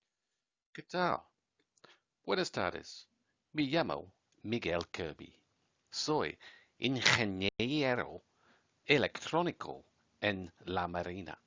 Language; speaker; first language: Spanish; non-native, learner; English